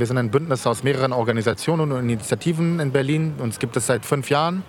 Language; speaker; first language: German; early bilingual, other home language; Persian